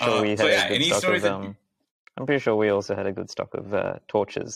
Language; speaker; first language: English; early bilingual, other home language; Sinhala